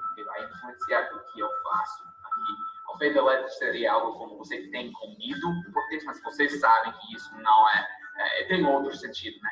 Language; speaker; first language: Portuguese; non-native, fluent; English